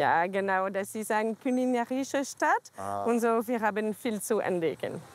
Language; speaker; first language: German; non-native, learner; French